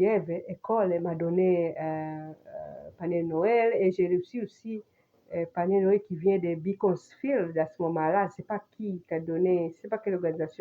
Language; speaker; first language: French; non-native, fluent; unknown